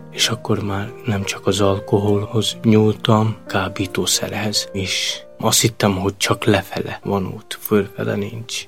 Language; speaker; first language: Hungarian; non-native, local second language; Romany